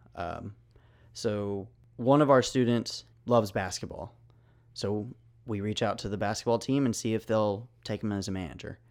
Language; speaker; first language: English; native; English